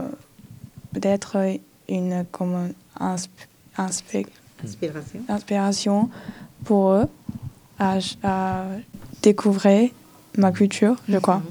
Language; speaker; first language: French; non-native, fluent; Chinese